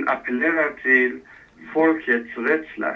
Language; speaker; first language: Swedish; non-native, fluent; Persian